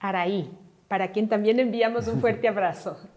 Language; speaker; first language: Spanish; native; Spanish